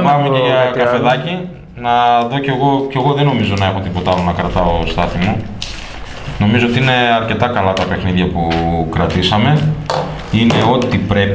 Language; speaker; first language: Greek; native; Greek